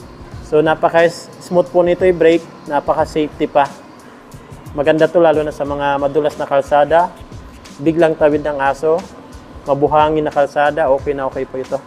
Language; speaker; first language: Filipino; native; Filipino